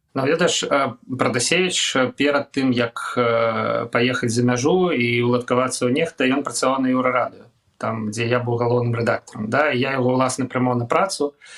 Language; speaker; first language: Belarusian; non-native, local second language; Russian